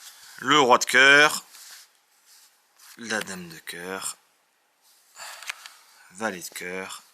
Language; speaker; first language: French; native; French